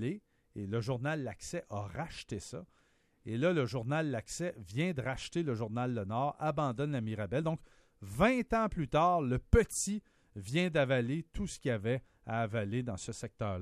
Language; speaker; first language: French; native; French